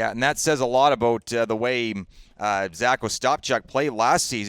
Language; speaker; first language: English; native; English